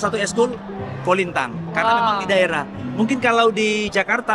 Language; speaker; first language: Indonesian; native; Indonesian